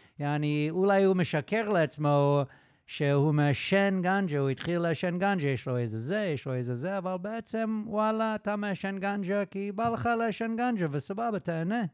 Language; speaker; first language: Hebrew; native; Hebrew